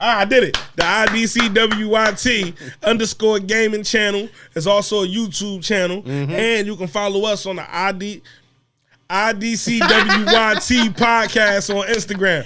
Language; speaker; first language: English; native; English